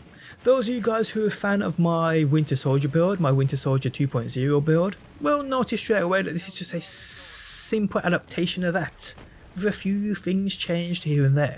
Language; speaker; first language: English; native; English